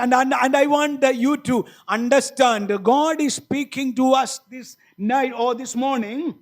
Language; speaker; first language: English; non-native, local second language; Malayalam